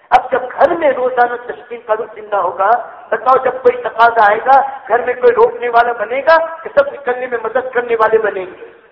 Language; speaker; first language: Urdu; native; Urdu